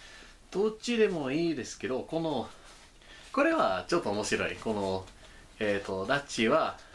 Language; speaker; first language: Japanese; non-native, learner; English